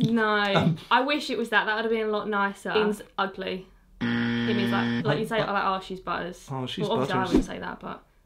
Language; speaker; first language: English; native; English